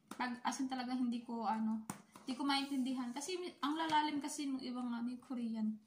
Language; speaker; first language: Filipino; native; Filipino